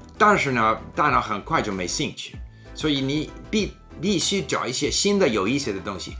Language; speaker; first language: Cantonese; non-native, learner; English